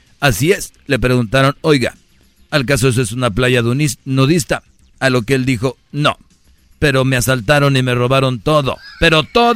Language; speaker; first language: Spanish; native; Spanish